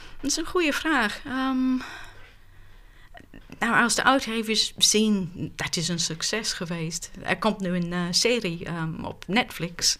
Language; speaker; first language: Dutch; non-native, fluent; English